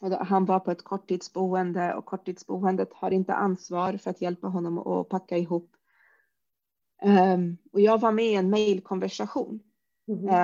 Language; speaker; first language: Swedish; early bilingual, other home language; Arabic